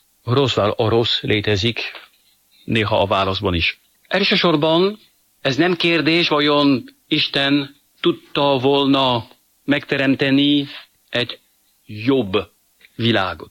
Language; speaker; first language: Hungarian; non-native, fluent; French